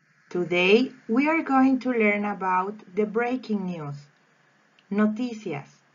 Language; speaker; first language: English; non-native, fluent; Spanish